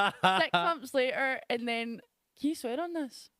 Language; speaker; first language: English; native; English